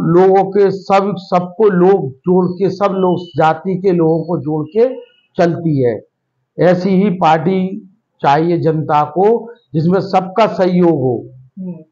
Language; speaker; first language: Hindi; native; Hindi